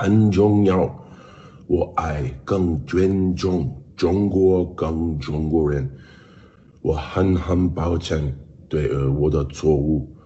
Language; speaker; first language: Chinese; non-native, learner; English